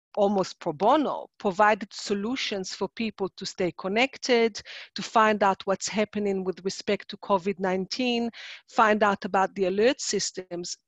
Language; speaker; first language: English; non-native, fluent; Hebrew